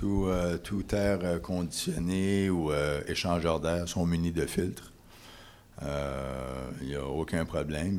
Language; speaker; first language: French; native; French